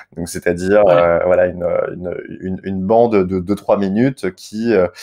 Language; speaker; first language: French; native; French